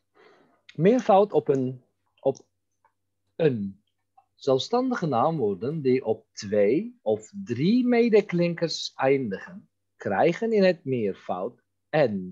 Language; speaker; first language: Dutch; non-native, fluent; Turkish